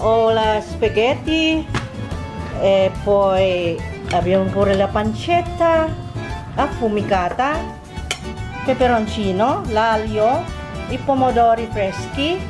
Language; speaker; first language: Italian; non-native, local second language; Filipino